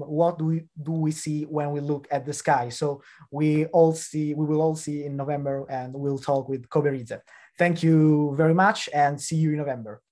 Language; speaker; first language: English; non-native, fluent; Italian